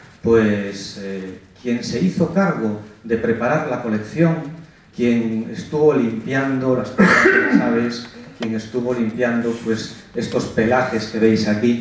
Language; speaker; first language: Spanish; native; Spanish